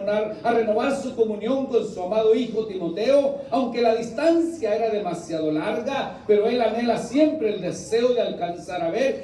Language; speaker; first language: Spanish; native; Spanish